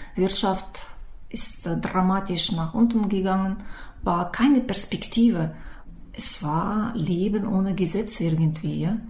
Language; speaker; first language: German; non-native, fluent; Russian